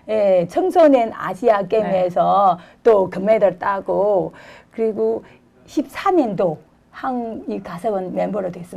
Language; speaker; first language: Korean; non-native, fluent; Chinese